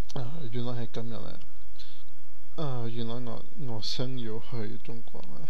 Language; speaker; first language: Cantonese; non-native, learner; Portuguese